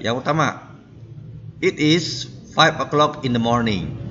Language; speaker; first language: English; non-native, learner; Indonesian